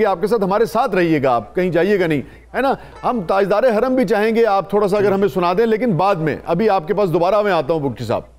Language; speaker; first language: Urdu; native; Urdu